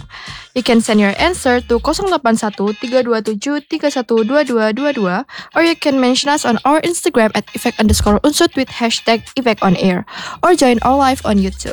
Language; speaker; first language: English; non-native, fluent; Indonesian